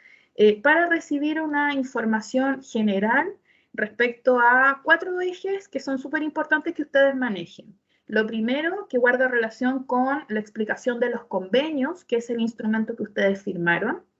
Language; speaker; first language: Spanish; native; Spanish